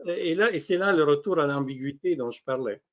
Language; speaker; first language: French; native; French